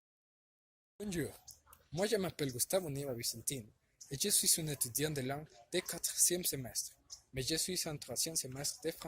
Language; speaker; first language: French; non-native, learner; Spanish